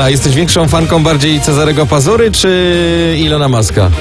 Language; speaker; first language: Polish; native; Polish